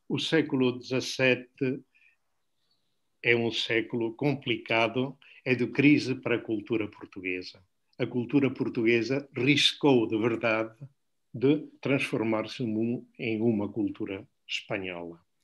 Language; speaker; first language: Portuguese; non-native, fluent; Spanish